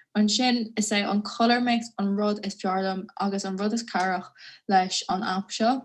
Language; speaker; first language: Irish; native; Irish